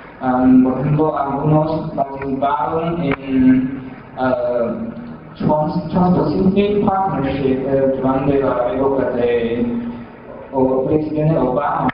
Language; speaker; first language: Spanish; non-native, fluent; Chinese